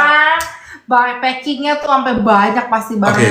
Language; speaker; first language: Indonesian; native; Indonesian